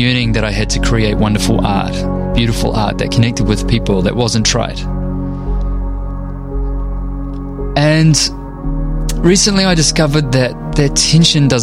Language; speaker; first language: English; native; English